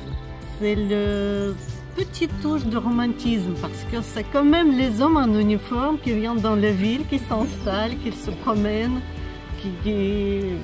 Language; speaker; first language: French; non-native, fluent; Russian